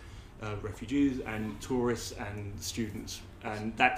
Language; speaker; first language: English; native; English